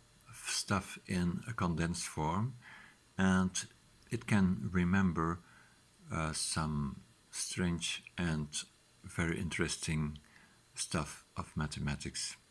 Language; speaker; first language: English; non-native, fluent; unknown